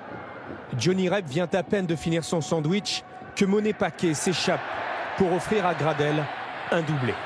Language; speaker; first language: French; native; French